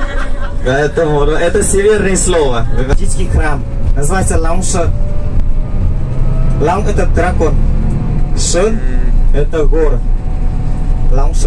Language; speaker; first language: Russian; non-native, learner; Vietnamese